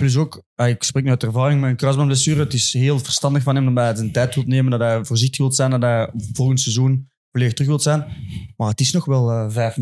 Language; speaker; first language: Dutch; native; Dutch